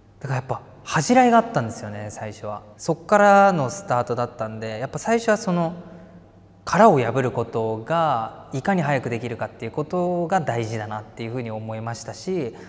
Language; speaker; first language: Japanese; native; Japanese